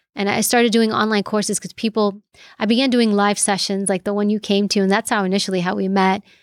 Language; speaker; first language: English; early bilingual, other home language; Greek